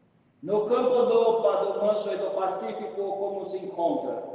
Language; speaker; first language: Portuguese; non-native, fluent; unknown